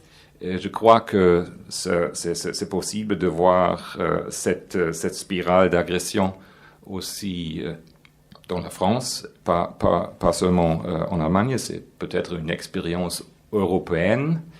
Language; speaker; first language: French; non-native, fluent; German